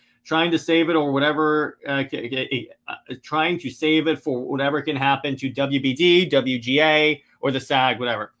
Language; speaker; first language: English; native; English